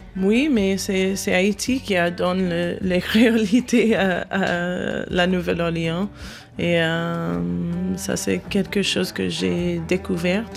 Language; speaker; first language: French; non-native, learner; English